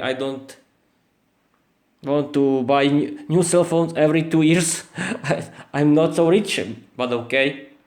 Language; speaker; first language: English; non-native, learner; Slovak